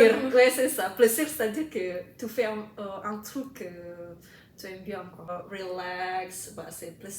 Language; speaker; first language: French; non-native, fluent; Indonesian